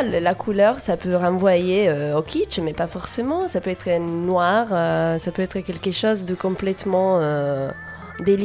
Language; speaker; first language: French; non-native, fluent; Italian